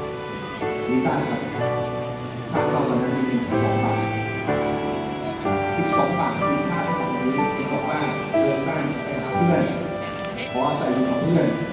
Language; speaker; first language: Thai; native; Thai